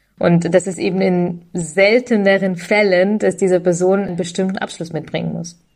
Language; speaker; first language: German; early bilingual, other home language; Russian